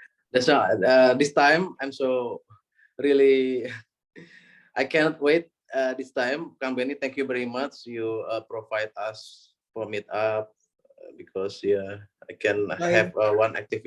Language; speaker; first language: English; non-native, learner; Indonesian